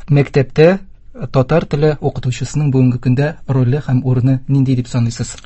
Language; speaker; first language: Tatar; native; Tatar